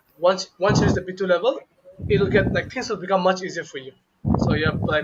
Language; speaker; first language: English; non-native, local second language; Bangla